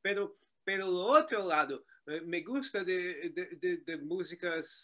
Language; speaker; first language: Spanish; non-native, learner; Portuguese